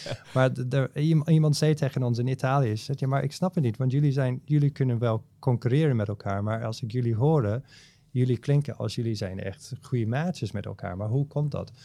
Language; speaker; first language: Dutch; non-native, fluent; English